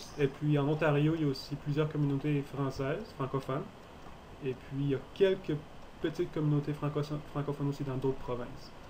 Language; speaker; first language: French; native; French